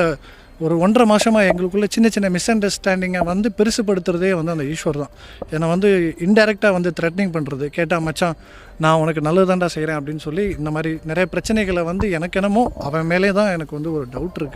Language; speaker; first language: Tamil; native; Tamil